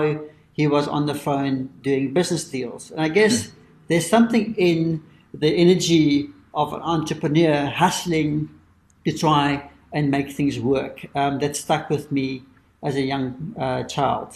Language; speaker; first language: English; native; English